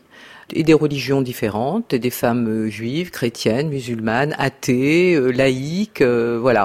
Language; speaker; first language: French; native; French